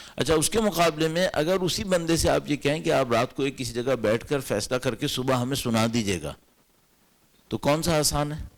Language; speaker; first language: Urdu; native; Urdu